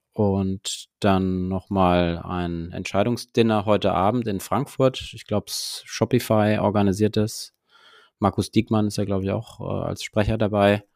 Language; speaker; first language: German; native; German